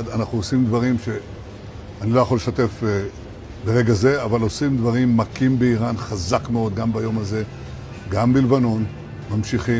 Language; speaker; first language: Hebrew; native; Hebrew